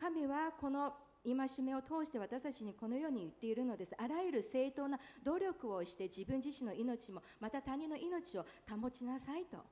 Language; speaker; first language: Japanese; non-native, fluent; Chinese